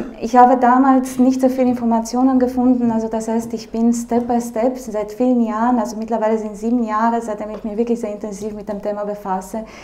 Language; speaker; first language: German; non-native, fluent; Romanian